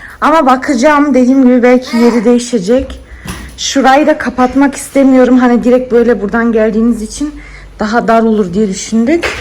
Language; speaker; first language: Turkish; early bilingual, heritage; Turkish